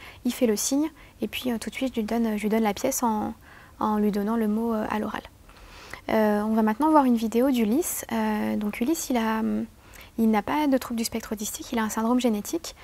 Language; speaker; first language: French; native; French